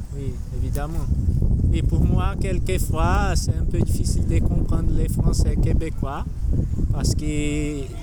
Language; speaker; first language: French; non-native, learner; Portuguese